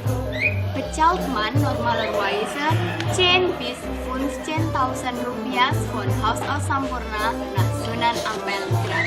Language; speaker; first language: German; non-native, learner; Indonesian